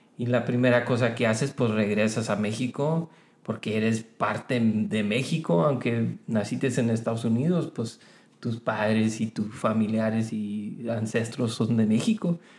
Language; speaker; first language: Spanish; early bilingual, heritage; Spanish